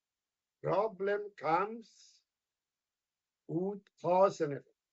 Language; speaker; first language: English; non-native, fluent; Bangla